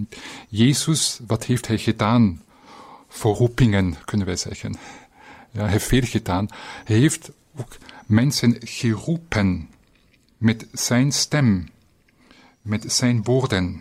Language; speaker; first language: Dutch; non-native, fluent; German